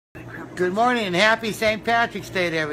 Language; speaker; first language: English; native; English